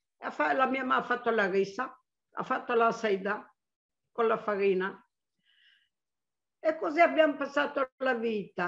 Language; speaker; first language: Italian; non-native, local second language; Arabic